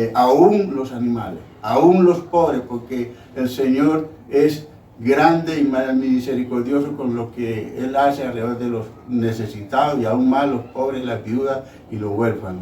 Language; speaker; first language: Spanish; native; Spanish